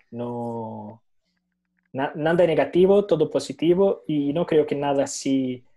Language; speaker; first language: Spanish; non-native, fluent; Portuguese